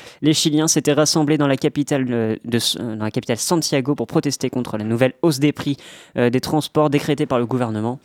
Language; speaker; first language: French; native; French